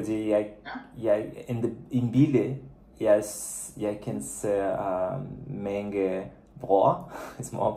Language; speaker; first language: Danish; non-native, learner; Portuguese